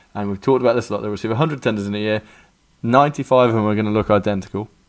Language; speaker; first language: English; native; English